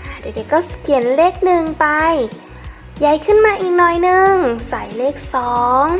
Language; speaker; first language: Thai; native; Thai